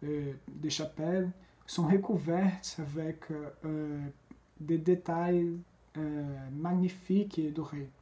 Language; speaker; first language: French; non-native, fluent; Portuguese